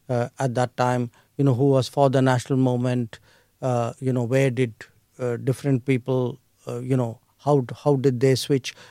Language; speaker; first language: English; non-native, local second language; Hindi